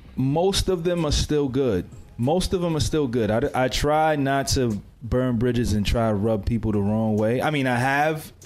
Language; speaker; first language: English; native; English